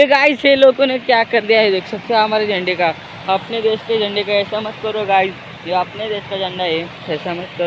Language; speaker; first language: Hindi; non-native, local second language; Marathi